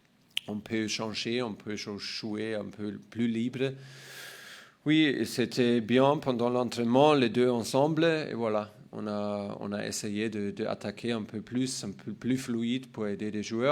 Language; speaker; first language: French; non-native, learner; German